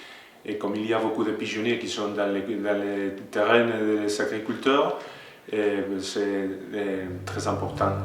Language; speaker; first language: French; non-native, learner; Spanish